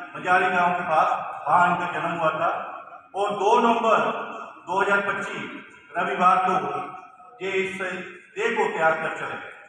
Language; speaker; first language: Hindi; non-native, local second language; Punjabi